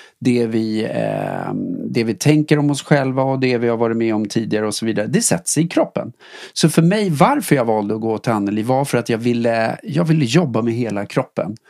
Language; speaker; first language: Swedish; native; Swedish